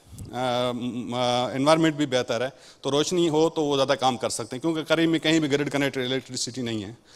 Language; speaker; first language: Urdu; non-native, local second language; Sindhi